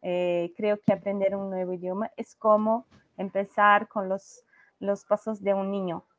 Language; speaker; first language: Spanish; non-native, learner; Portuguese